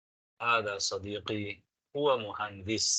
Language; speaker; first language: Arabic; non-native, fluent; Tamil